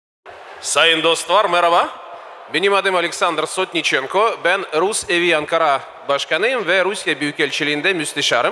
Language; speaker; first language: Turkish; non-native, fluent; Russian